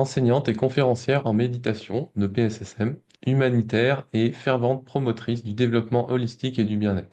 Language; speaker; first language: French; native; French